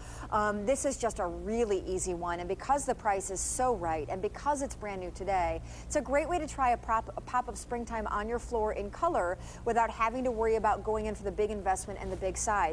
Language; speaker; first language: English; native; English